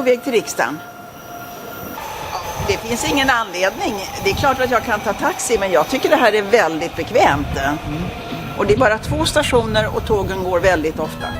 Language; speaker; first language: Swedish; native; Swedish